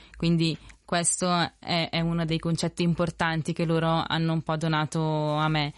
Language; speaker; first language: Italian; early bilingual, other home language; Spanish